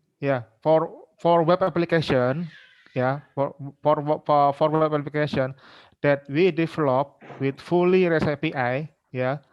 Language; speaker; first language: English; non-native, learner; Indonesian